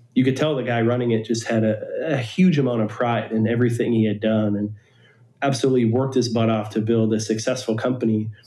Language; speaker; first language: English; native; English